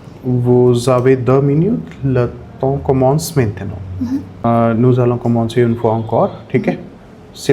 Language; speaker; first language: French; non-native, fluent; Hindi